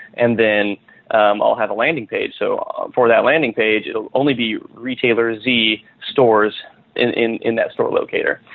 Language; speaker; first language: English; native; English